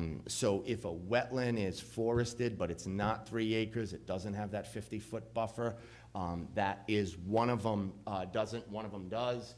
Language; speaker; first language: English; native; English